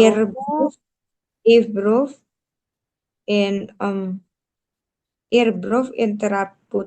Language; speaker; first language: German; non-native, learner; Indonesian